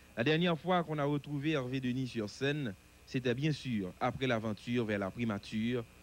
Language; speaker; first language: French; non-native, local second language; Haitian Creole